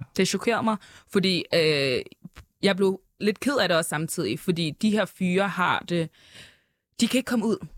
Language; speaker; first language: Danish; early bilingual, other home language; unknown